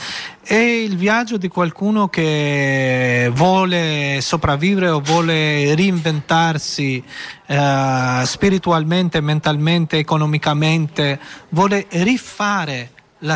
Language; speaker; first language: Italian; non-native, fluent; Albanian